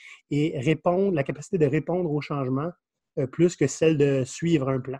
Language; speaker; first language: French; native; French